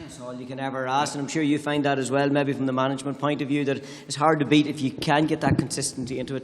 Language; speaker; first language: English; native; English